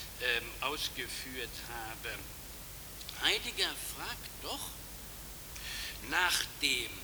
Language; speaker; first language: German; native; German